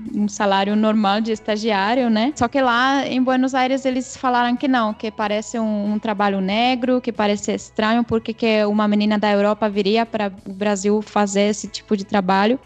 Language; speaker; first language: Portuguese; non-native, fluent; Czech